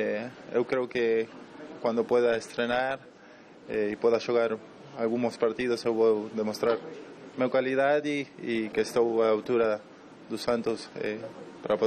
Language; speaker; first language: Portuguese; non-native, learner; Spanish